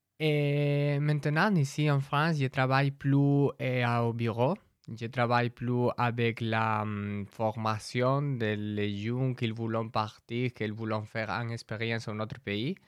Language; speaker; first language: French; non-native, learner; Spanish